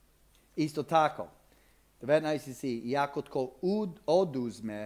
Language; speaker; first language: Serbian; non-native, fluent; English